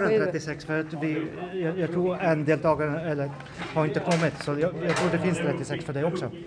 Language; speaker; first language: Swedish; non-native, fluent; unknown